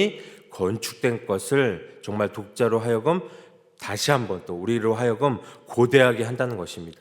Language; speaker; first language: Korean; native; Korean